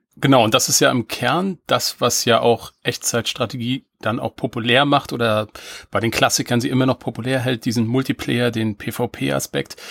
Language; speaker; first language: German; native; German